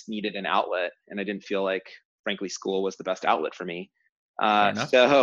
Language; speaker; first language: English; native; English